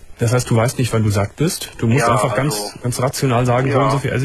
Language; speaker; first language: German; native; German